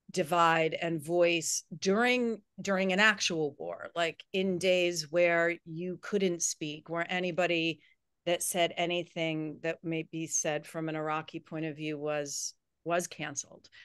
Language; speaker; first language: English; native; English